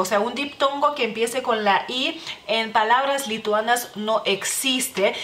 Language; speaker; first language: Spanish; non-native, fluent; Lithuanian